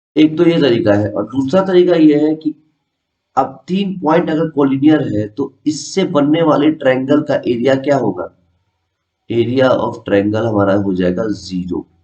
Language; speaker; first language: Hindi; native; Hindi